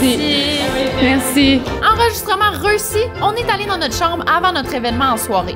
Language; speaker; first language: French; native; French